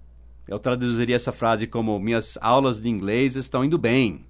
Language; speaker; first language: Portuguese; non-native, fluent; English